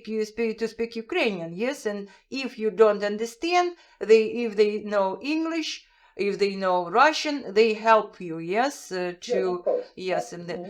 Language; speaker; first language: English; non-native, fluent; Russian